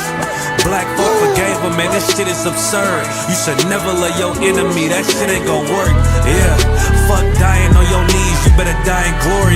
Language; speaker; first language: English; native; English